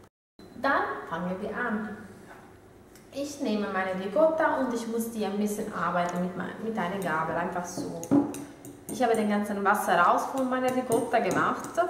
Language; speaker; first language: German; non-native, learner; Italian